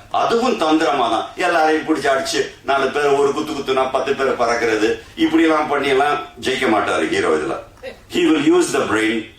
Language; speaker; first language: Tamil; early bilingual, heritage; Tamil